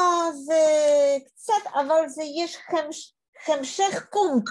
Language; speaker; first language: Hebrew; non-native, learner; German